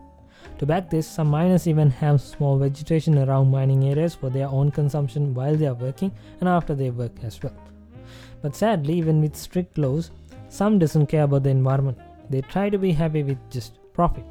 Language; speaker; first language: English; non-native, local second language; Sinhala